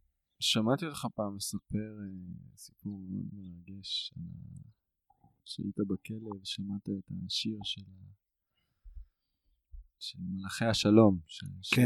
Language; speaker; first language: Hebrew; native; Hebrew